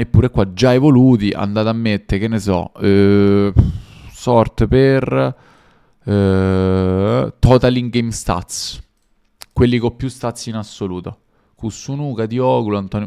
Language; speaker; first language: Italian; native; Italian